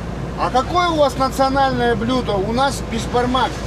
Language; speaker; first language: Russian; non-native, local second language; Kazakh